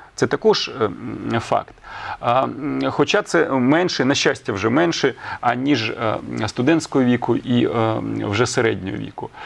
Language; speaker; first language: Ukrainian; non-native, local second language; Russian